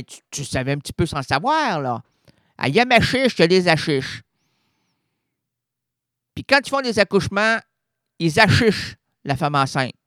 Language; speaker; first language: French; native; French